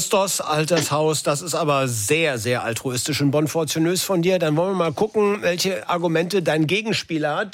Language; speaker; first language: German; native; German